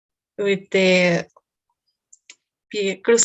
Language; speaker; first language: English; non-native, learner; Spanish